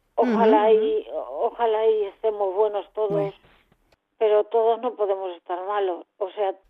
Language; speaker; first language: Spanish; native; Spanish